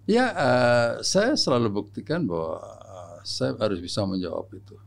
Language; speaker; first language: Indonesian; non-native, local second language; Javanese